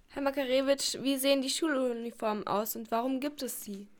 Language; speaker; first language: German; native; German